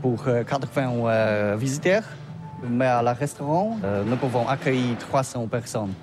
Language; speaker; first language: French; non-native, learner; Polish